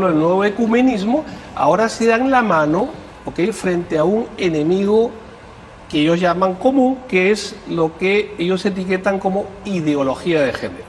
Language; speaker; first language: Spanish; native; Spanish